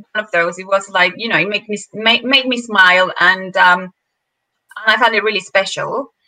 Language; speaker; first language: English; non-native, fluent; Spanish